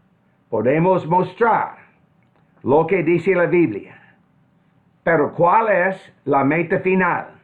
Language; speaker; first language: Spanish; non-native, fluent; English